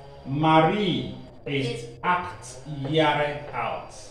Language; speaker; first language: German; non-native, learner; Akan